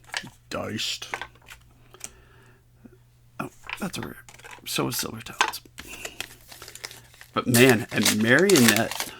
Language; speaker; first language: English; native; English